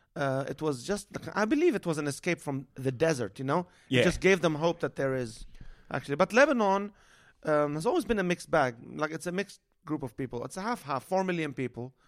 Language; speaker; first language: English; non-native, fluent; Arabic